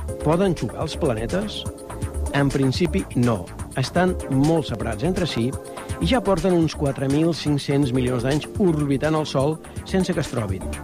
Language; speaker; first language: Catalan; native; Catalan